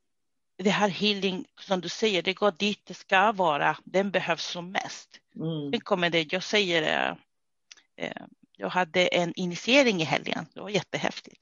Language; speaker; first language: Swedish; non-native, fluent; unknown